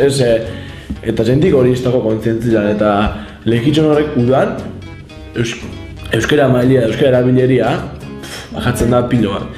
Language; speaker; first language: Basque; native; Basque